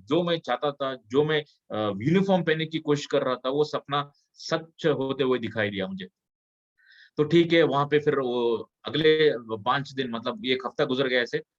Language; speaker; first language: Hindi; non-native, local second language; Kannada